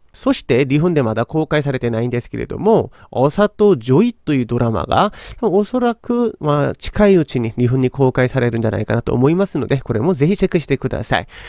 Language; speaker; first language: Japanese; non-native, fluent; Korean